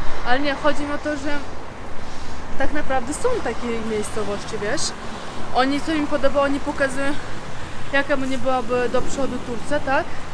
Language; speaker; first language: Polish; non-native, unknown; Uzbek